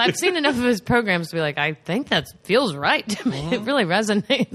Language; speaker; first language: English; native; English